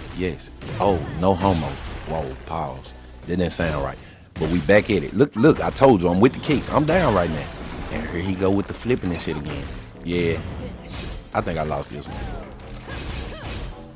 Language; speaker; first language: English; native; English